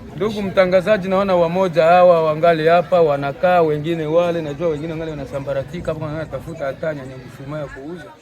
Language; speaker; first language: Swahili; native; Swahili